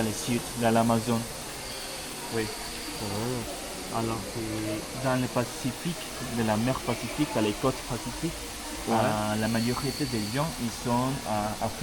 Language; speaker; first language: French; non-native, learner; Spanish